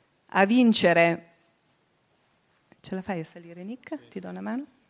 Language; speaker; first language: Italian; native; Italian